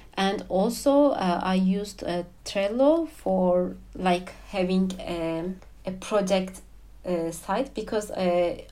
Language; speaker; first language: English; non-native, fluent; Turkish